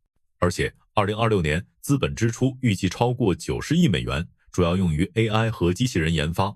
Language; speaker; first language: Chinese; native; Chinese